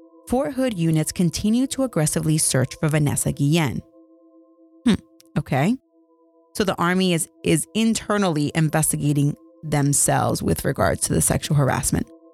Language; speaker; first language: English; early bilingual, other home language; Spanish